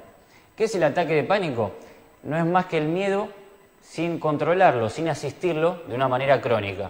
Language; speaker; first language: Spanish; native; Spanish